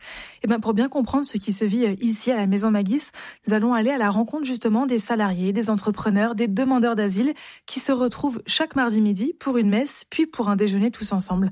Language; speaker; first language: French; native; French